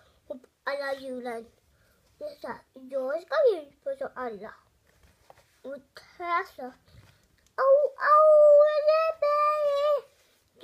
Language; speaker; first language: Swedish; early bilingual, other home language; Russian